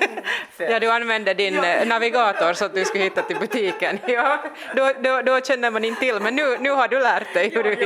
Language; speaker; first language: Swedish; native; Swedish